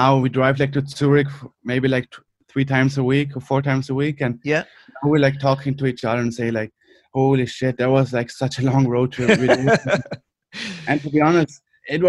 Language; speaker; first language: English; non-native, fluent; German